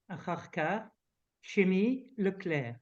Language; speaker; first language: Hebrew; non-native, learner; French